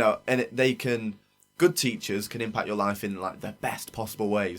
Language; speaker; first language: English; native; English